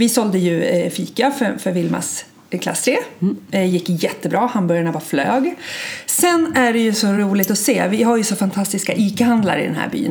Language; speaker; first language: Swedish; native; Swedish